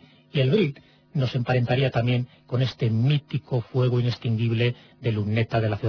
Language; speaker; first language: Spanish; native; Spanish